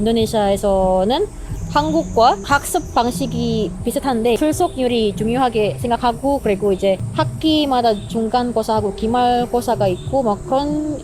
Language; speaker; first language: Korean; non-native, learner; Indonesian